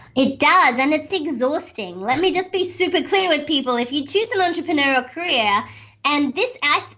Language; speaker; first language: English; native; English